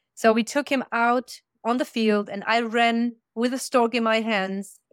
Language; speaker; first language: English; non-native, fluent; German